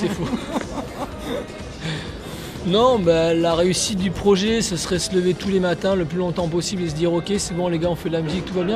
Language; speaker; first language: French; native; French